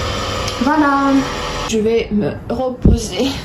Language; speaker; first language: French; non-native, fluent; Russian